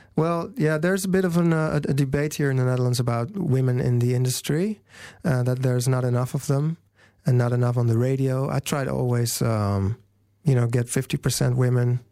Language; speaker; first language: English; non-native, fluent; Dutch